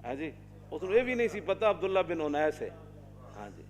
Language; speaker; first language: Urdu; non-native, local second language; Punjabi